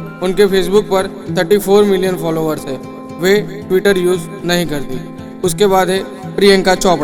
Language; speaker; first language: Hindi; native; Hindi